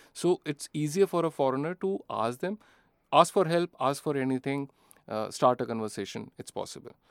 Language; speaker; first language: English; non-native, local second language; Hindi